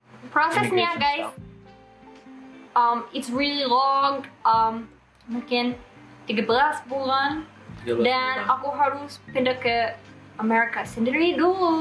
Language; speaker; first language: Indonesian; non-native, learner; English